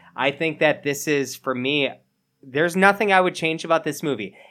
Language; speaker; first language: English; native; English